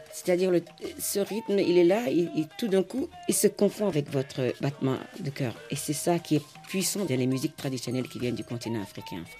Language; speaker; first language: French; non-native, local second language; Fon